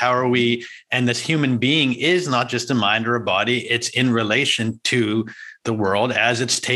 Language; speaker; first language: English; native; English